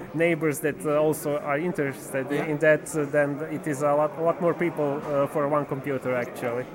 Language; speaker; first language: English; non-native, fluent; Serbian